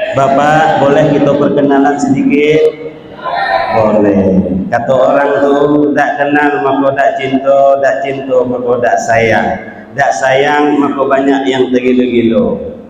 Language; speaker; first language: Malay; native; Malay